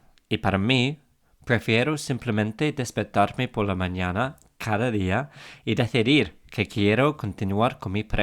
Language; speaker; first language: Spanish; non-native, fluent; English